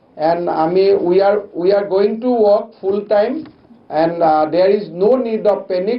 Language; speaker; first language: English; non-native, local second language; Assamese